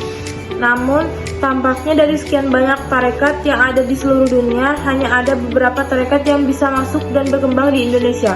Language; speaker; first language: Indonesian; native; Indonesian